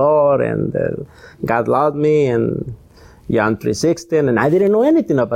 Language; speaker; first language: English; non-native, learner; Spanish